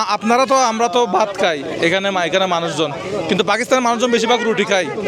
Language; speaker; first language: Bangla; native; Bangla